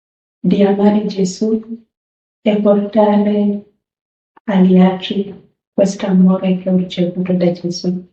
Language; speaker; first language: Italian; non-native, learner; Luo (Kenya and Tanzania)